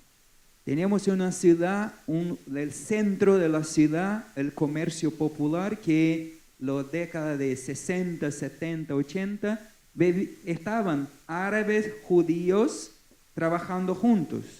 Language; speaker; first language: Spanish; non-native, fluent; Portuguese